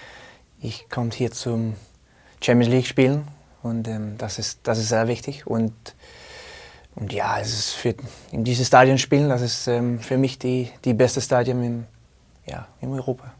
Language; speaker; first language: German; non-native, learner; Danish